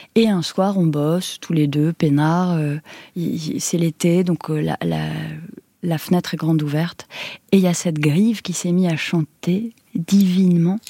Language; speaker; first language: French; native; French